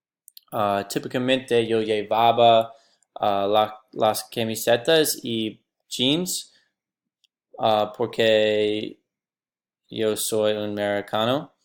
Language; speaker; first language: Spanish; non-native, learner; English